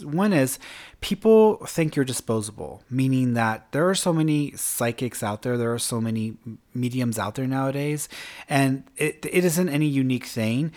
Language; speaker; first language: English; early bilingual, other home language; Spanish